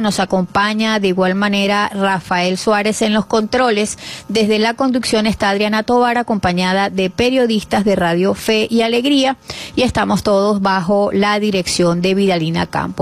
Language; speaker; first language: Spanish; native; Spanish